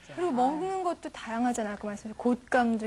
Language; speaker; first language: Korean; native; Korean